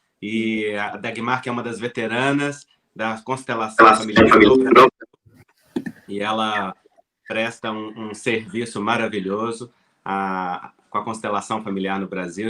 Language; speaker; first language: Portuguese; native; Portuguese